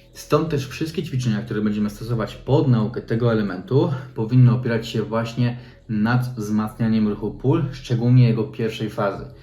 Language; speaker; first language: Polish; native; Polish